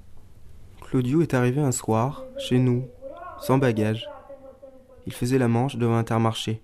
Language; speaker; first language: French; native; French